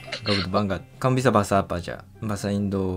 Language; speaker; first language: Indonesian; non-native, learner; Japanese